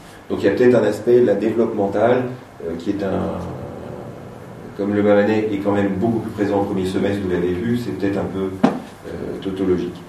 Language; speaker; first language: French; native; French